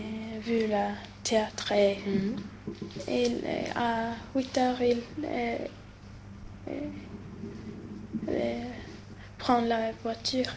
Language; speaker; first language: French; non-native, learner; Swedish